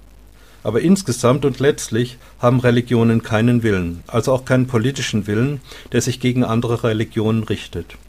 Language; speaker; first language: German; native; German